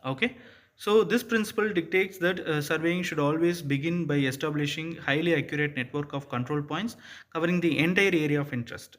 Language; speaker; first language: English; non-native, local second language; Tamil